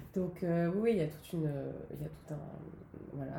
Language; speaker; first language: French; native; French